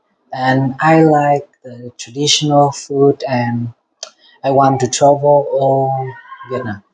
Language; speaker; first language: English; non-native, learner; Vietnamese